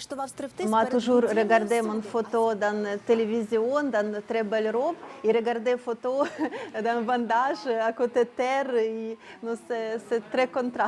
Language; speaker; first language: French; non-native, learner; Ukrainian